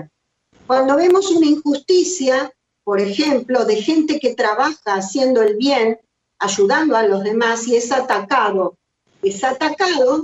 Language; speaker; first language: Spanish; native; Spanish